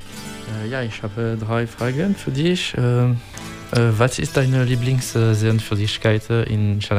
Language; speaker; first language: German; non-native, learner; English